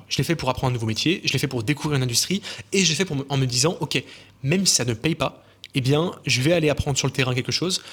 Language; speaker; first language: French; native; French